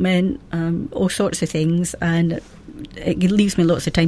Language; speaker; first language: English; native; English